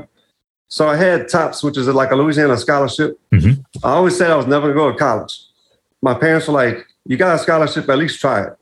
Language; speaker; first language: English; native; English